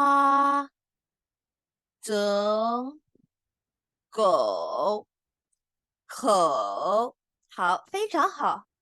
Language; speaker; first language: Chinese; non-native, fluent; Indonesian